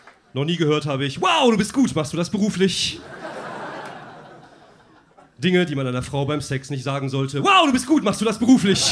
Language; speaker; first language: German; native; German